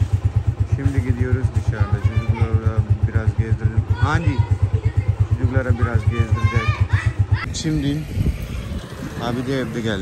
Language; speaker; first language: Turkish; non-native, learner; Urdu